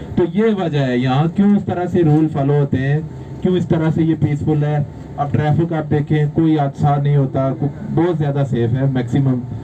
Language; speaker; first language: Urdu; non-native, local second language; Punjabi